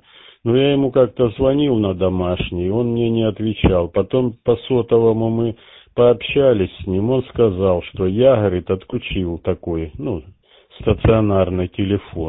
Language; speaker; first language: Russian; native; Russian